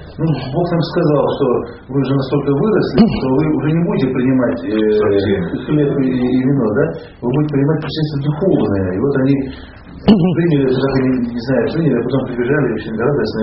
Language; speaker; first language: Russian; native; Russian